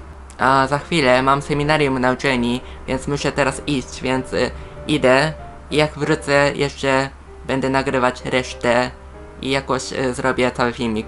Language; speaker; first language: Polish; non-native, fluent; Japanese